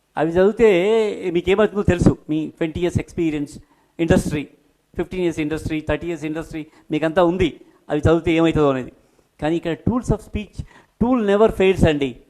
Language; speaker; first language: Telugu; non-native, local second language; Urdu